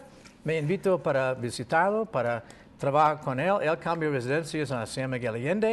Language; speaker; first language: Spanish; non-native, learner; English